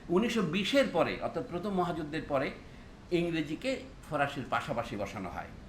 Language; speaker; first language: Bangla; non-native, local second language; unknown